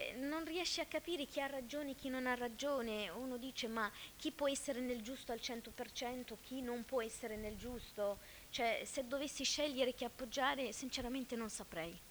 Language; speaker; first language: Italian; non-native, fluent; Arabic